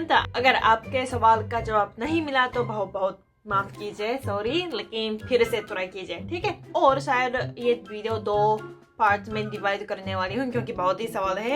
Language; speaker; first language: Hindi; non-native, fluent; Japanese